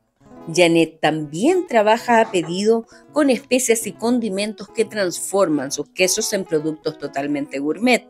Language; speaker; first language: Spanish; native; Spanish